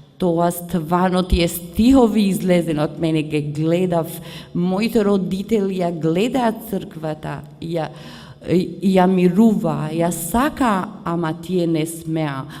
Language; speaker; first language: Macedonian; early bilingual, heritage; Macedonian